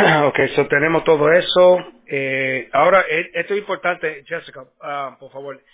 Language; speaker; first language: Spanish; early bilingual, heritage; Spanish